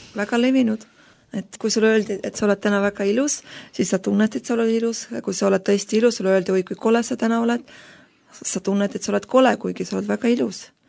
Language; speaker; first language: Estonian; non-native, local second language; Russian